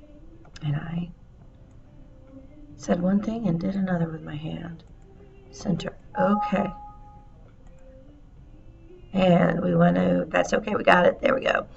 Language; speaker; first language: English; native; English